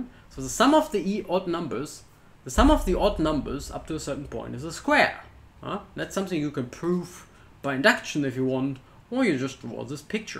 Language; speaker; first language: English; non-native, fluent; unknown